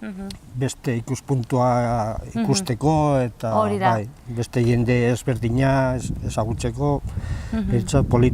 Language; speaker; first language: Basque; non-native, local second language; Spanish